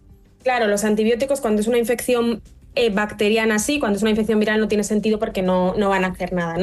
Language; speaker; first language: Spanish; native; Spanish